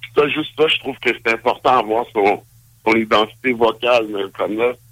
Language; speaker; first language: French; native; French